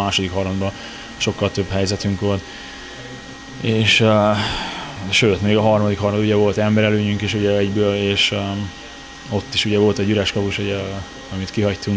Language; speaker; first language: Hungarian; native; Hungarian